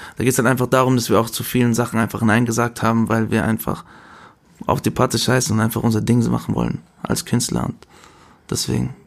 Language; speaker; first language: German; early bilingual, other home language; Spanish